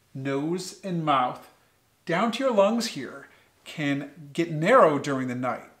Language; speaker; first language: English; native; English